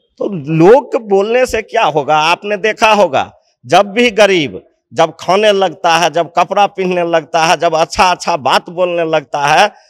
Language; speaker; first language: Hindi; native; Hindi